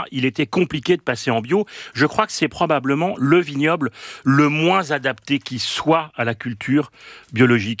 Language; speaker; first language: French; native; French